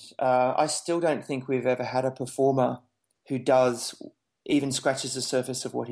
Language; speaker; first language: English; native; English